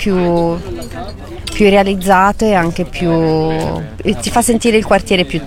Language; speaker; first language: Italian; native; Italian